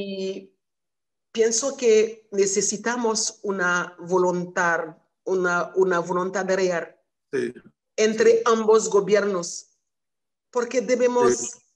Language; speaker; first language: Spanish; non-native, learner; Haitian Creole